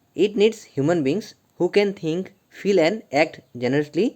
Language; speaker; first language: English; non-native, local second language; Assamese